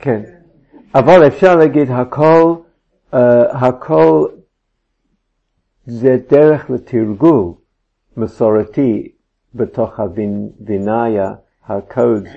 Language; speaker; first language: Hebrew; non-native, fluent; English